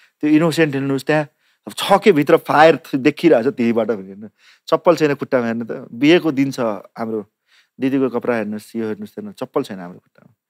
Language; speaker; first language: Nepali; non-native, local second language; Maithili